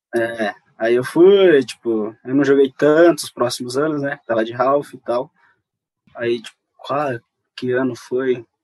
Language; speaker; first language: Portuguese; native; Portuguese